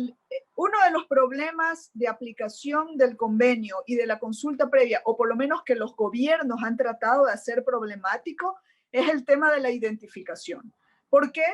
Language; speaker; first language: Spanish; native; Spanish